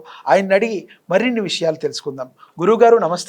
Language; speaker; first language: Telugu; native; Telugu